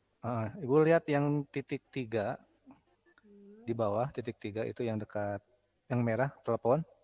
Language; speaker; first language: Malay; non-native, local second language; Sundanese